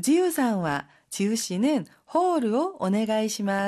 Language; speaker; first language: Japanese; non-native, fluent; Korean